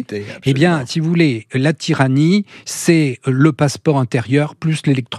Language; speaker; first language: French; native; French